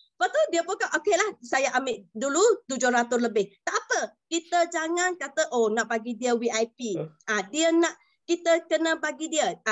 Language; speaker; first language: Malay; non-native, local second language; Chinese